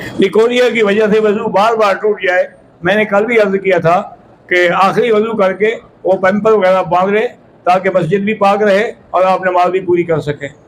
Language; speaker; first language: Urdu; native; Urdu